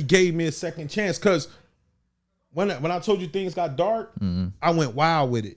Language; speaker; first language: English; native; English